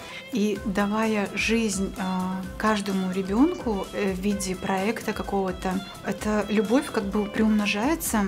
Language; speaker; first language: Russian; native; Russian